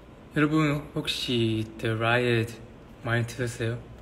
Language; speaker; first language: Korean; non-native, learner; Chinese